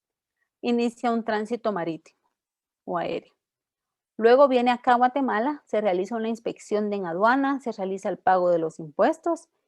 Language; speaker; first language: Spanish; native; Spanish